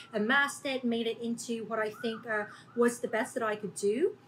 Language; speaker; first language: English; early bilingual, other home language; Korean